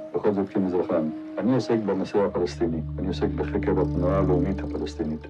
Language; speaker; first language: Hebrew; native; Hebrew